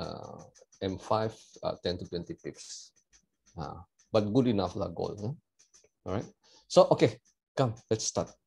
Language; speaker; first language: English; non-native, local second language; Malay